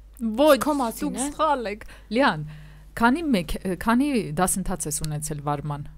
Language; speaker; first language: Armenian; native; Armenian